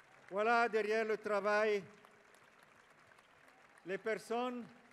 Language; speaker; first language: Italian; native; Italian